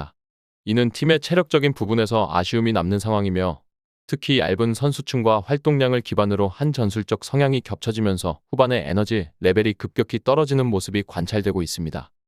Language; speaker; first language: Korean; native; Korean